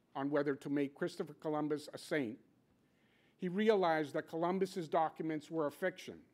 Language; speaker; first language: English; native; English